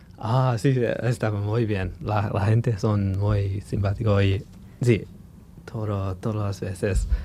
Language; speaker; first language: Spanish; non-native, learner; English